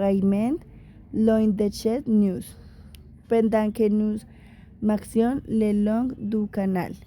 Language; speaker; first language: French; non-native, learner; Spanish